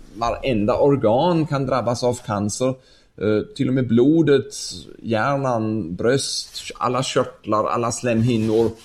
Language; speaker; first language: Swedish; non-native, fluent; German